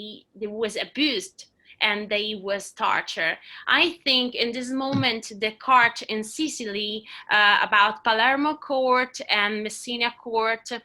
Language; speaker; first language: English; non-native, learner; Italian